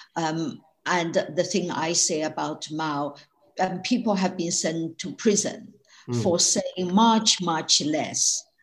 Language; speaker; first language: English; non-native, fluent; Chinese